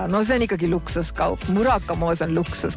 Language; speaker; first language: Estonian; native; Estonian